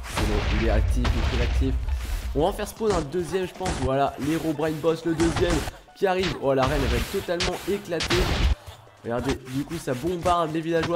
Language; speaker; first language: French; native; French